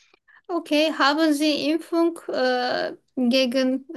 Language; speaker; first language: German; non-native, learner; Turkish